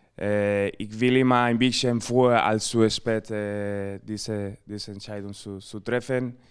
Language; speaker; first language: German; non-native, learner; Spanish